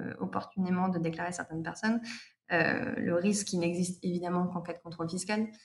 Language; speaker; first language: French; native; French